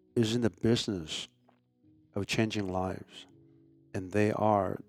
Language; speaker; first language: English; early bilingual, other home language; Chinese